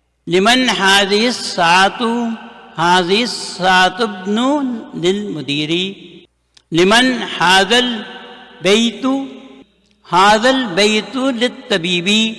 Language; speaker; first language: Arabic; non-native, learner; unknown